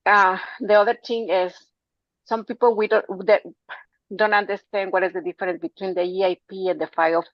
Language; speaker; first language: English; non-native, fluent; Spanish